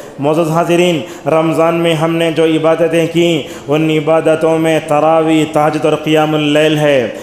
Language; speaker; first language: Urdu; native; Urdu